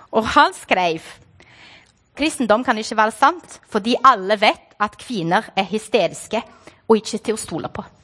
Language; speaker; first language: Norwegian; non-native, fluent; Portuguese